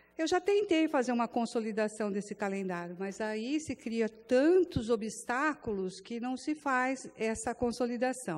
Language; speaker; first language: Portuguese; native; Portuguese